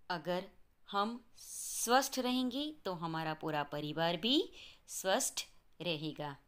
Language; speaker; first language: Hindi; non-native, local second language; Gujarati